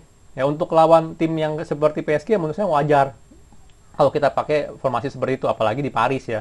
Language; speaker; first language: Indonesian; native; Indonesian